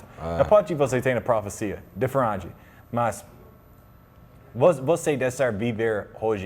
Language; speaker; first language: Portuguese; non-native, learner; English